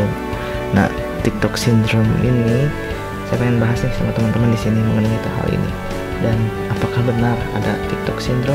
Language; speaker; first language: Indonesian; native; Indonesian